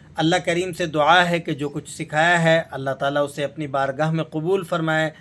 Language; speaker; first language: Urdu; native; Urdu